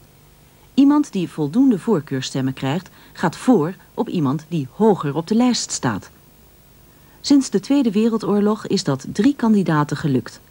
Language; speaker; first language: Dutch; native; Dutch